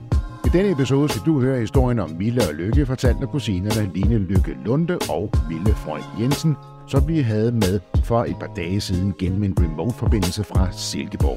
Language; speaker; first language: Danish; native; Danish